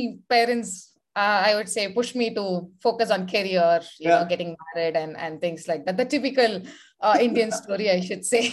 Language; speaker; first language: English; non-native, local second language; Tamil